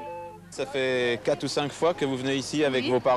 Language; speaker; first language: French; native; French